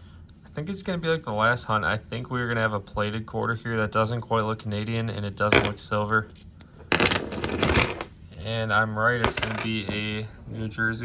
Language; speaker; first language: English; native; English